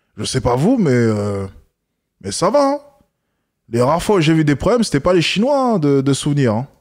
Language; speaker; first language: French; native; French